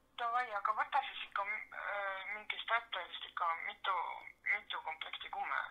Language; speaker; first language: Estonian; native; Estonian